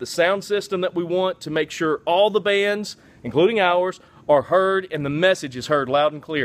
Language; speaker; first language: English; native; English